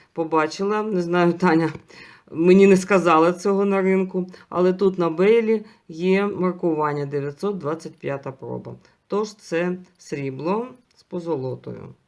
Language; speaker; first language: Ukrainian; non-native, local second language; Russian